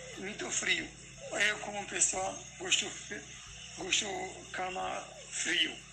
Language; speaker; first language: Portuguese; non-native, learner; Kurdish